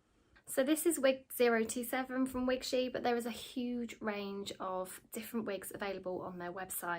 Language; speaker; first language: English; native; English